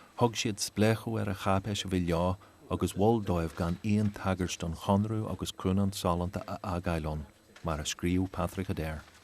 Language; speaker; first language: Irish; native; Irish